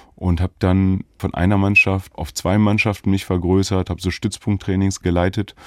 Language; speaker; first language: German; native; German